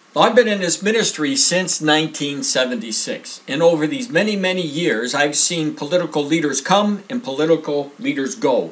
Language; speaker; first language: English; native; English